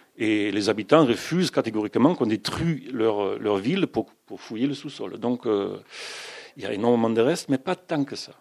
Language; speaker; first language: French; non-native, fluent; German